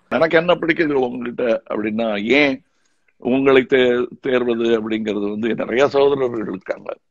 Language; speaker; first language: Tamil; native; Tamil